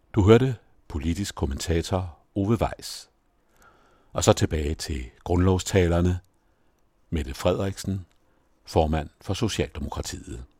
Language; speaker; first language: Danish; native; Danish